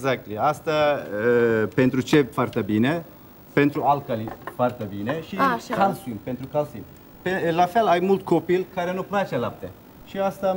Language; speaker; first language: Romanian; non-native, learner; Turkish